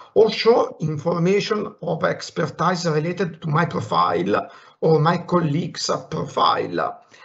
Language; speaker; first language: English; non-native, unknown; Italian